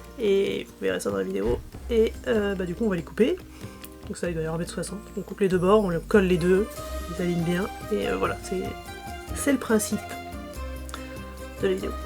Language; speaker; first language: French; native; French